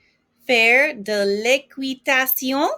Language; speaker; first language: French; non-native, fluent; English